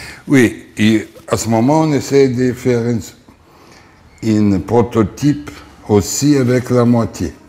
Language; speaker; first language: French; non-native, fluent; Portuguese